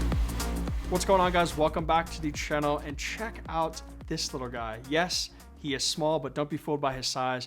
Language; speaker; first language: English; native; English